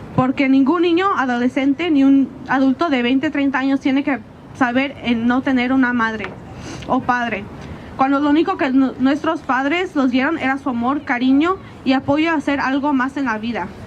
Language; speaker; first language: Spanish; early bilingual, heritage; Spanish